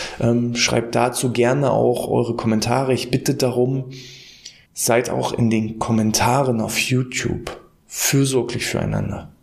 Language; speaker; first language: German; native; German